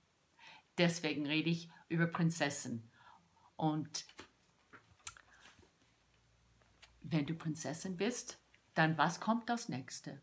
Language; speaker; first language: German; non-native, fluent; English